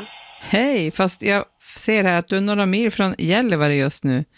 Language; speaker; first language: Swedish; native; Swedish